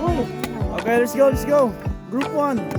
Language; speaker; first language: English; non-native, learner; Thai